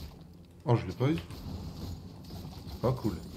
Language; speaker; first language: French; native; French